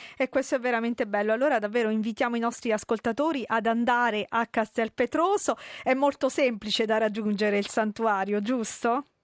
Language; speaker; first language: Italian; native; Italian